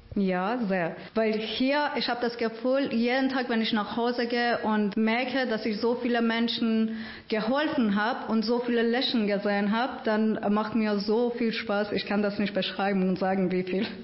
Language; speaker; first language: German; non-native, fluent; Persian